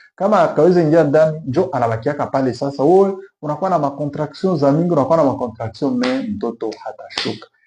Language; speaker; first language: Swahili; native; Swahili